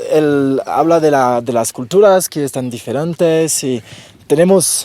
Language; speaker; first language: Spanish; non-native, learner; French